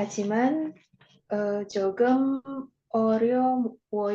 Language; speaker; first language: Korean; non-native, learner; Indonesian